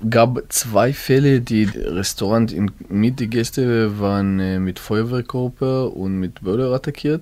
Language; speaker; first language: German; non-native, learner; Hebrew